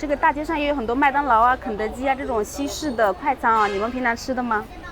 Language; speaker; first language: Chinese; native; Chinese